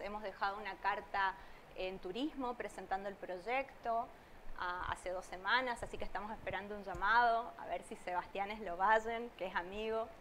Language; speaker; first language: Spanish; native; Spanish